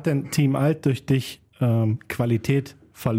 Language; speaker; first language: German; native; German